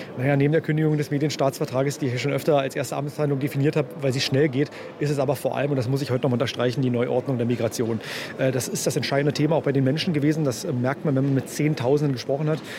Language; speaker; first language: German; native; German